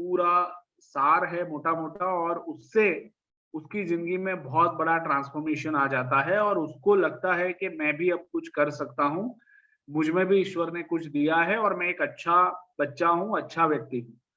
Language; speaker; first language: Hindi; native; Hindi